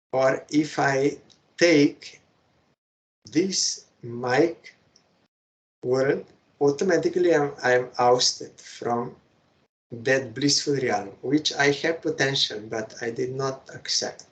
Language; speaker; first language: English; non-native, fluent; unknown